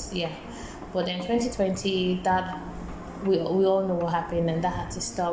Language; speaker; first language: English; non-native, local second language; Yoruba